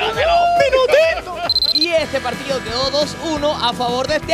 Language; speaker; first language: Spanish; native; Spanish